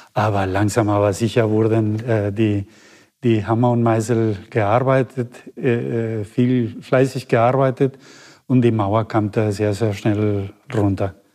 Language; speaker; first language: German; non-native, fluent; Spanish